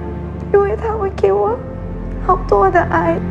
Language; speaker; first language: Chinese; non-native, learner; Malay